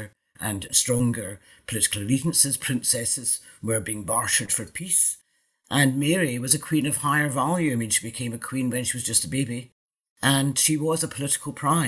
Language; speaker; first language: English; native; English